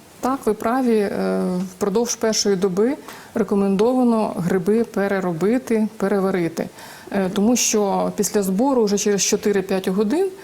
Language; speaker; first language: Ukrainian; native; Ukrainian